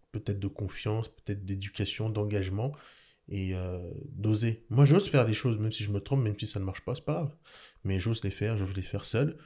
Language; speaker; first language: French; early bilingual, other home language; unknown